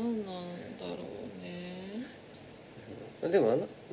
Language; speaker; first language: Japanese; native; Japanese